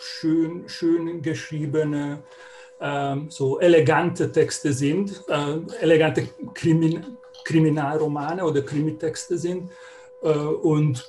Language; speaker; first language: German; non-native, fluent; Hungarian